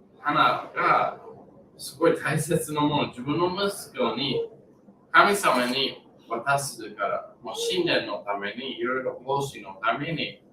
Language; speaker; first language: Japanese; non-native, learner; English